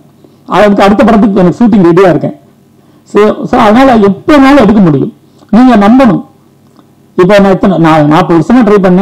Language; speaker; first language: Tamil; native; Tamil